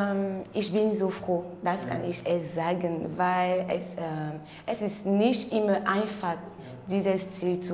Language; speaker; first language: German; non-native, learner; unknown